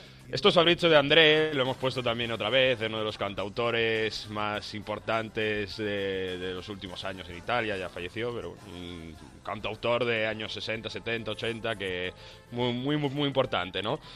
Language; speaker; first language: Spanish; native; Spanish